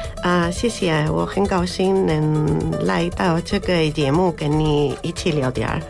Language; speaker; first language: Chinese; non-native, fluent; Spanish